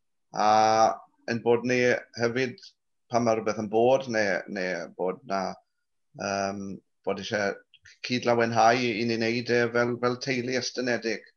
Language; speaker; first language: Welsh; native; Welsh